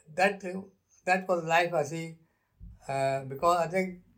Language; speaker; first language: English; non-native, local second language; Luo (Kenya and Tanzania)